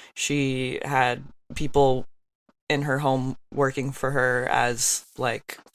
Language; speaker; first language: English; early bilingual, other home language; Yoruba